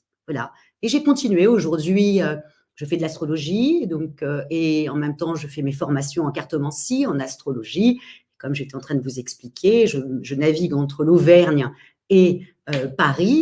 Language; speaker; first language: French; native; French